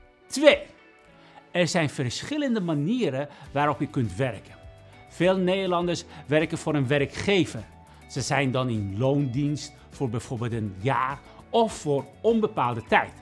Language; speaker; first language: Dutch; non-native, fluent; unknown